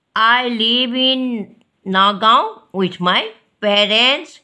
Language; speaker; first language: English; non-native, local second language; Assamese